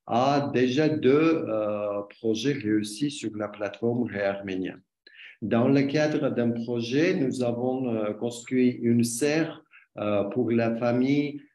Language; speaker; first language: French; non-native, learner; Armenian